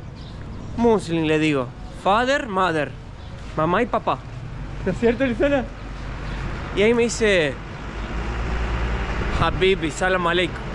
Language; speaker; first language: Spanish; native; Spanish